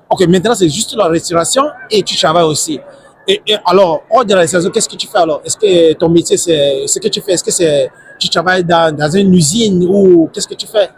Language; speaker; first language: French; non-native, local second language; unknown